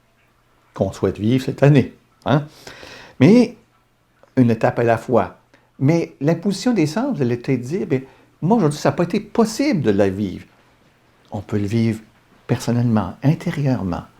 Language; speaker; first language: French; native; French